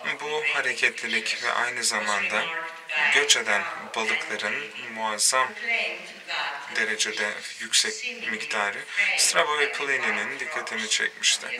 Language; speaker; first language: Turkish; native; Turkish